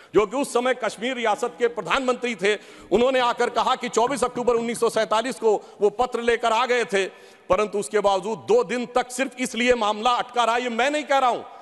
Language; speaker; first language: Hindi; native; Hindi